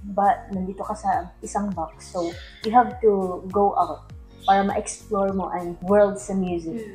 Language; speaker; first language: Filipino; non-native, local second language; Cebuano